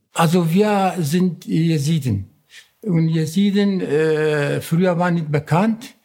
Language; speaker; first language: German; non-native, learner; Kurdish